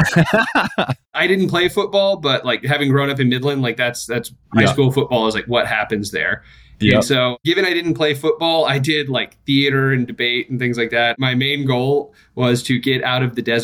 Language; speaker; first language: English; native; English